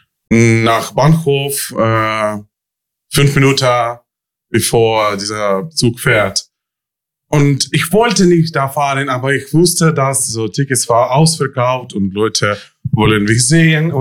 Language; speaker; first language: German; non-native, learner; Ukrainian